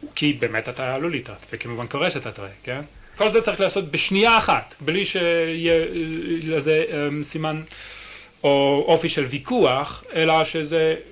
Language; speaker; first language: Hebrew; non-native, fluent; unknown